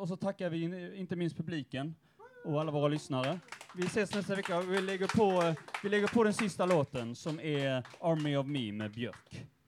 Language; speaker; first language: Swedish; native; Swedish